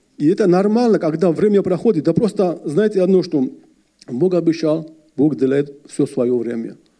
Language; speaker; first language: Russian; non-native, fluent; Georgian